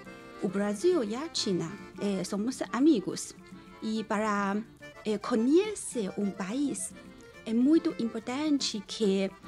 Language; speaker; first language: Portuguese; non-native, learner; Chinese